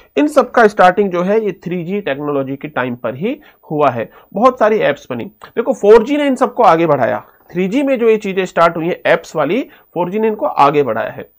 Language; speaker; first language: Hindi; native; Hindi